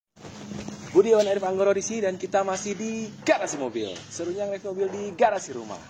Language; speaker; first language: Indonesian; native; Indonesian